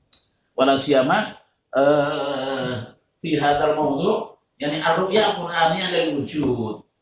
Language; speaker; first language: Arabic; non-native, fluent; Indonesian